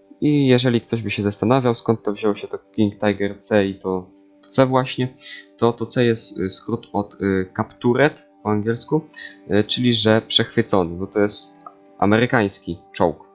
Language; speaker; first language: Polish; native; Polish